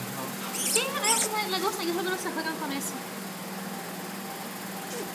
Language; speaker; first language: Spanish; early bilingual, heritage; Spanish